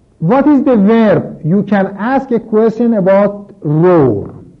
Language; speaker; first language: English; non-native, fluent; Persian